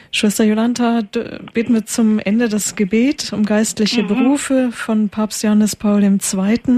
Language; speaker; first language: German; native; German